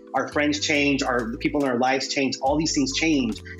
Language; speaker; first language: English; early bilingual, other home language; Spanish